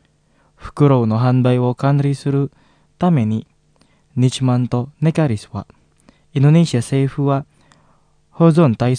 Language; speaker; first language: Japanese; non-native, fluent; Indonesian